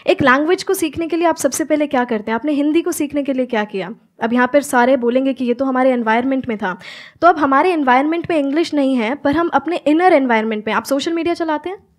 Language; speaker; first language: Hindi; native; Hindi